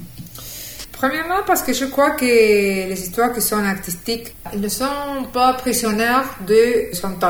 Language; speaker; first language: French; non-native, fluent; Spanish